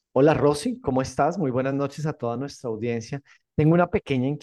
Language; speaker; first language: Spanish; native; Spanish